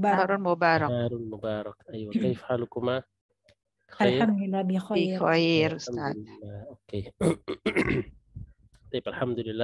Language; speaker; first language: Arabic; non-native, learner; Indonesian